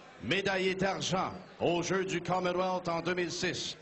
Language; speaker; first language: French; native; French